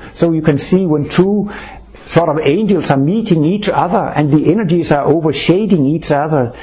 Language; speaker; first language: English; non-native, fluent; Danish